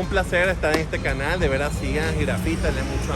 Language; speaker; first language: Spanish; native; Spanish